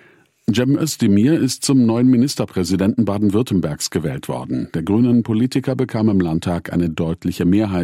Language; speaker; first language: German; native; German